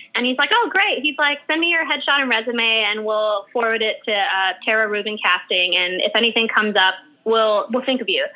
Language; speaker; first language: English; early bilingual, other home language; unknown